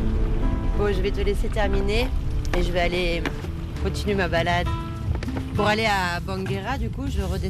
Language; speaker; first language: French; native; French